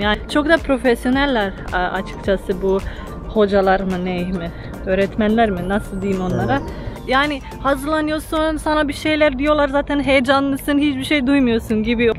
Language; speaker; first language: Turkish; non-native, fluent; Slovenian